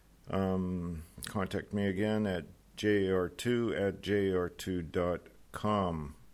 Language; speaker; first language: English; native; English